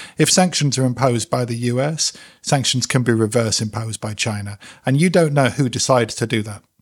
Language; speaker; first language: English; native; English